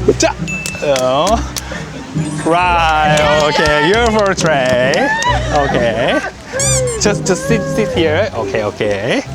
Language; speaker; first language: English; non-native, learner; Korean